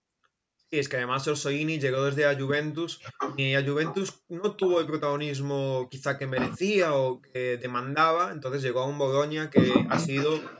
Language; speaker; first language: Spanish; native; Spanish